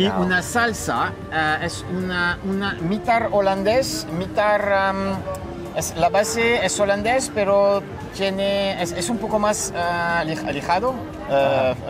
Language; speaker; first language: Spanish; non-native, fluent; French